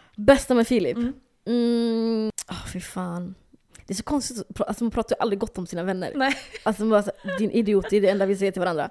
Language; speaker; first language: Swedish; early bilingual, other home language; Somali